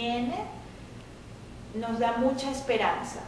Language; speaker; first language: Spanish; native; Spanish